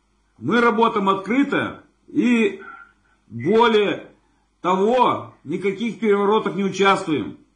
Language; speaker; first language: Russian; native; Russian